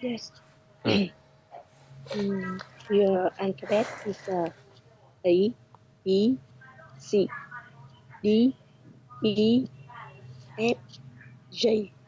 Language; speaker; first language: English; non-native, learner; Vietnamese